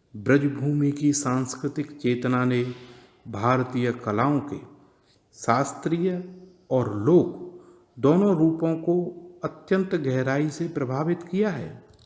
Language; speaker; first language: Hindi; native; Hindi